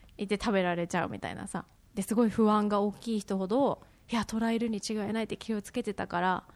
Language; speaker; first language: Japanese; early bilingual, heritage; Japanese